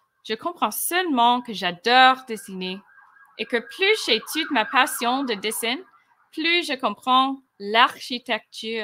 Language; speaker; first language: French; non-native, fluent; English